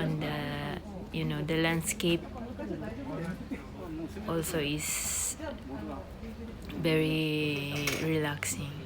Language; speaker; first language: English; non-native, local second language; Cebuano